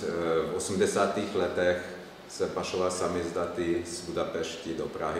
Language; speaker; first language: Czech; non-native, fluent; Hungarian